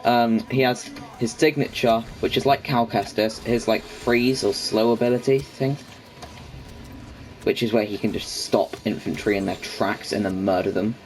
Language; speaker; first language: English; native; English